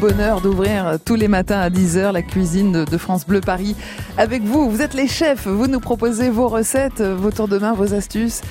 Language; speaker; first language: French; native; French